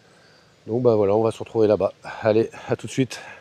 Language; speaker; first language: French; native; French